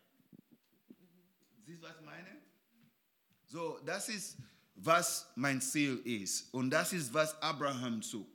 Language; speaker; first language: German; non-native, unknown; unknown